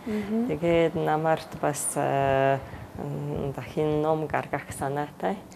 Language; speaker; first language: Mongolian; non-native, fluent; Hungarian